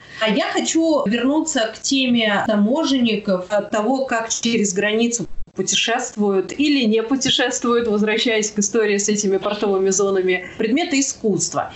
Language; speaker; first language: Russian; native; Russian